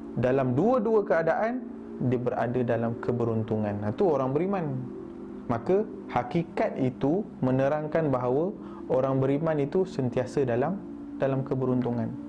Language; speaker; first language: Malay; native; Malay